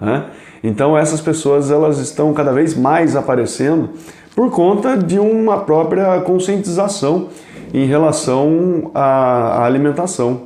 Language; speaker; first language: Portuguese; native; Portuguese